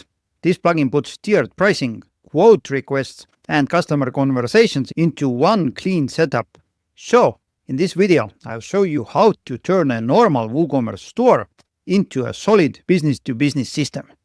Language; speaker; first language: English; non-native, fluent; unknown